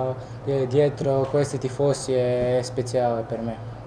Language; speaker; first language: Italian; non-native, learner; Croatian